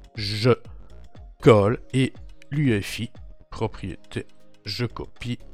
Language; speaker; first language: French; native; French